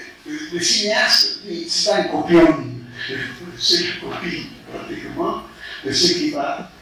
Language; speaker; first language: French; non-native, fluent; Spanish